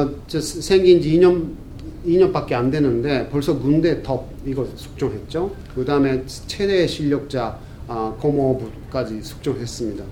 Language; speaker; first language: Korean; non-native, fluent; Japanese